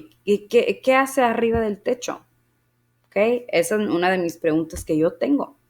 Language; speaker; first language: Spanish; early bilingual, heritage; Spanish